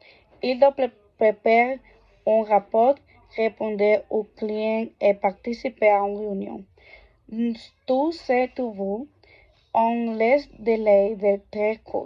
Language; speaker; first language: French; non-native, learner; Spanish